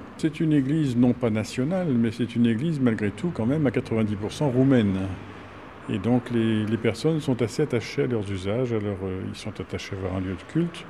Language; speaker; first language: French; native; French